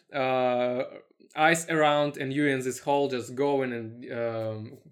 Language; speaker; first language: English; non-native, learner; Russian